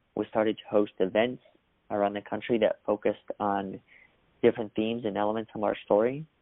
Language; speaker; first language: English; early bilingual, other home language; Russian